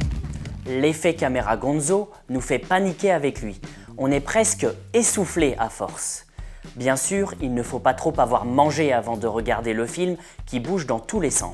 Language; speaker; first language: French; native; French